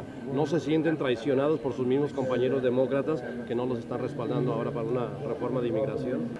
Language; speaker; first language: Spanish; native; Spanish